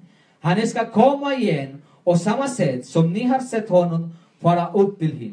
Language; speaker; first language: Swedish; non-native, learner; Spanish